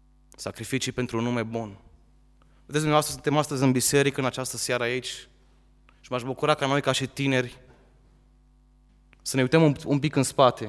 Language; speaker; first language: Romanian; native; Romanian